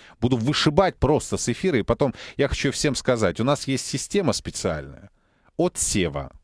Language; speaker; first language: Russian; native; Russian